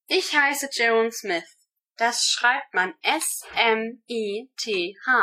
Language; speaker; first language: German; non-native, learner; English